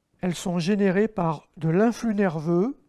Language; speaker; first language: French; native; French